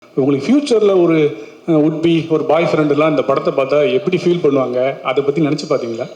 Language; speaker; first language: Tamil; native; Tamil